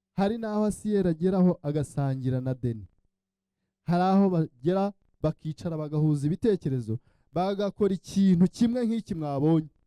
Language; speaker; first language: Kinyarwanda; early bilingual, heritage; Kinyarwanda